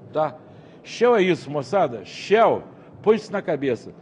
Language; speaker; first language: Portuguese; native; Portuguese